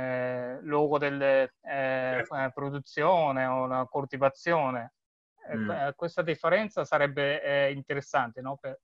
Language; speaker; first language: Italian; non-native, learner; Japanese